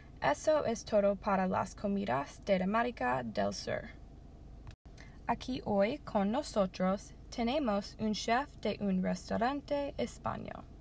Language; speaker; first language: Spanish; non-native, learner; English